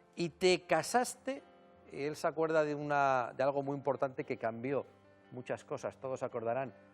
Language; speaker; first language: Spanish; native; Spanish